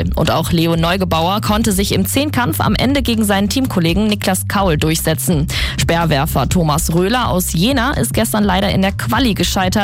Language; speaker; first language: German; native; German